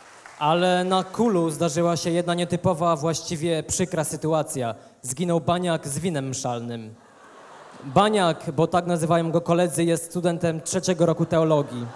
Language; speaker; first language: Polish; native; Polish